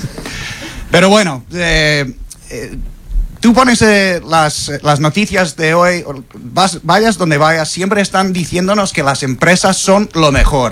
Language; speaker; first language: Spanish; non-native, fluent; English